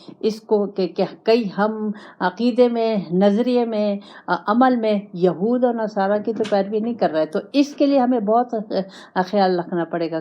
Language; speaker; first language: Urdu; non-native, local second language; Pashto